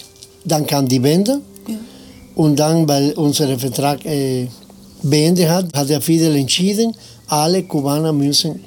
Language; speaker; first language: German; non-native, fluent; Spanish